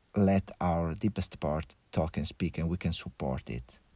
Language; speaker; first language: English; early bilingual, other home language; Italian